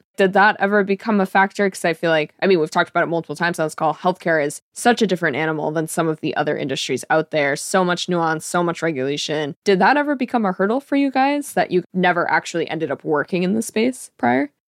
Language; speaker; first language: English; native; English